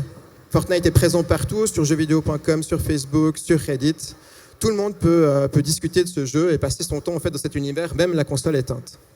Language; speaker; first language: French; native; French